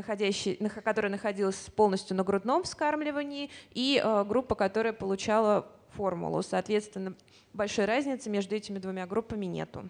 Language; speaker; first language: Russian; native; Russian